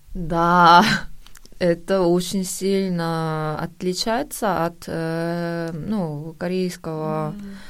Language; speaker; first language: Russian; non-native, fluent; Korean